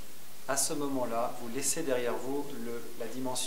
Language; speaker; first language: French; native; French